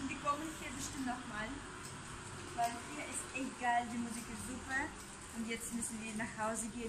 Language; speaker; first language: German; non-native, fluent; Russian